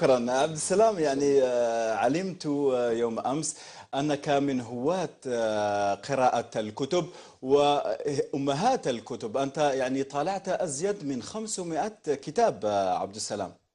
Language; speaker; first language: Arabic; native; Arabic